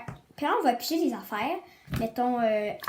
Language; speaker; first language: French; native; French